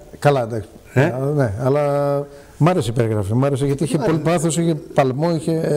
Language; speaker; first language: Greek; native; Greek